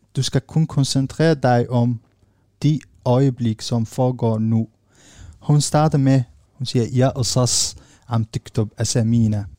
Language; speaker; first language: Danish; non-native, fluent; Arabic